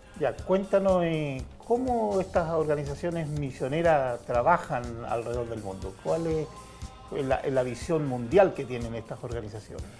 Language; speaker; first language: Spanish; native; Spanish